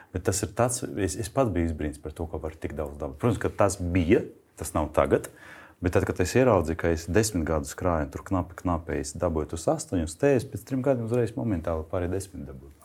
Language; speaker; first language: Latvian; non-native, local second language; Russian